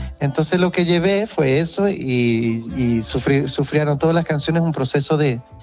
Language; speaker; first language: Spanish; non-native, fluent; Portuguese